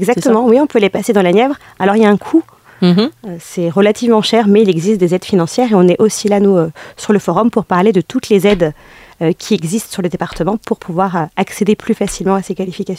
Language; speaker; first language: French; native; French